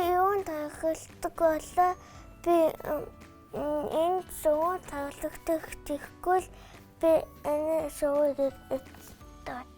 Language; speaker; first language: Mongolian; early bilingual, heritage; Mongolian